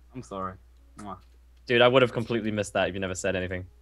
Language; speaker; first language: English; native; English